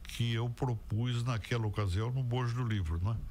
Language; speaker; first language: Portuguese; native; Portuguese